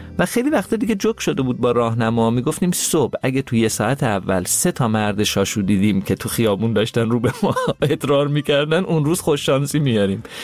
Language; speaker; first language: Persian; native; Persian